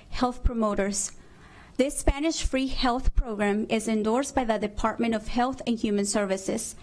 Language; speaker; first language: English; non-native, fluent; Spanish